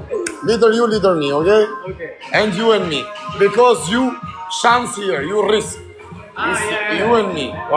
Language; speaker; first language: English; non-native, learner; Albanian